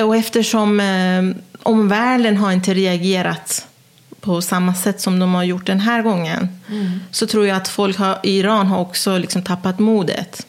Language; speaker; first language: Swedish; non-native, fluent; Persian